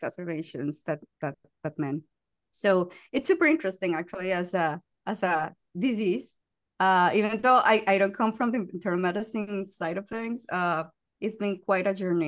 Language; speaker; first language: English; non-native, fluent; Spanish